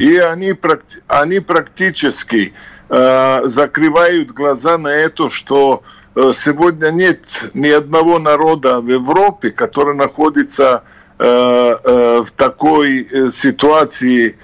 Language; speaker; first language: Russian; non-native, fluent; Serbian